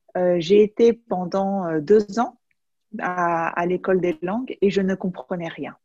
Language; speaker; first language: French; native; French